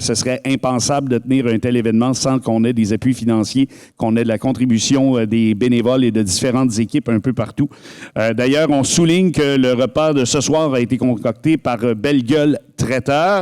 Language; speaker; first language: French; native; French